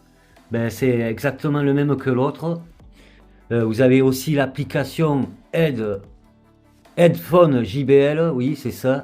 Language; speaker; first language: French; native; French